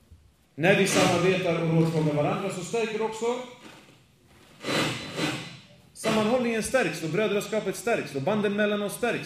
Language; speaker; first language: Swedish; native; Swedish